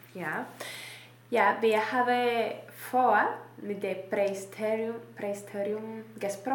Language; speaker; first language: German; non-native, learner; Spanish